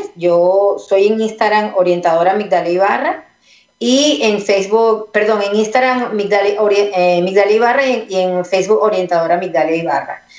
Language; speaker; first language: Spanish; native; Spanish